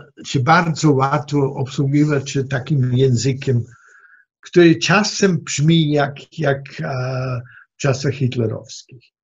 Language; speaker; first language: Polish; non-native, fluent; German